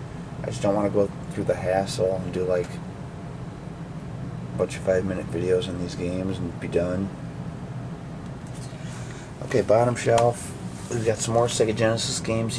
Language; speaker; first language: English; native; English